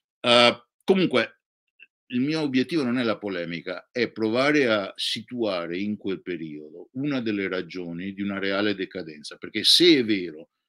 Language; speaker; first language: Italian; native; Italian